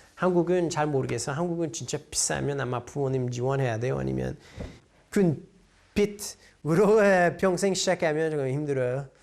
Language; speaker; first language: Korean; non-native, learner; English